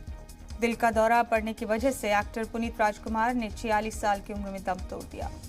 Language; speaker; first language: Hindi; native; Hindi